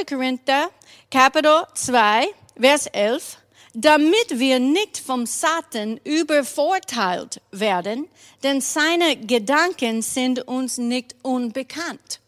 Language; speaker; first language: German; non-native, fluent; English